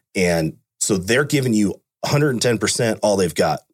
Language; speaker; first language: English; native; English